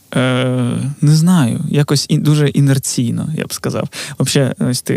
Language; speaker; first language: Ukrainian; non-native, local second language; Russian